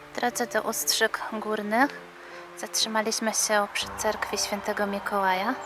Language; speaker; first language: Polish; native; Polish